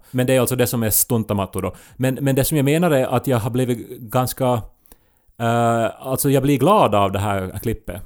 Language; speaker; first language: Swedish; native; Swedish